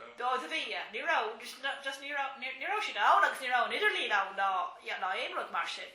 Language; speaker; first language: Irish; non-native, local second language; English